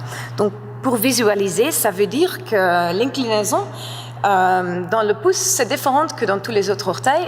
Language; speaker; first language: French; non-native, fluent; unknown